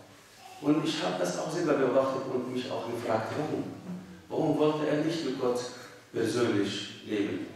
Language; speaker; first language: German; non-native, fluent; Arabic